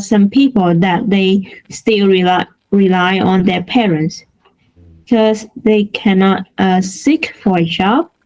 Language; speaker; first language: English; non-native, learner; Vietnamese